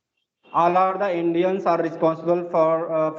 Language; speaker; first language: English; non-native, fluent; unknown